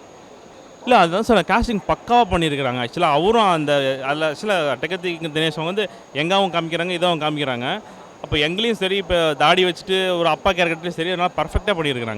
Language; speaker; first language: Tamil; native; Tamil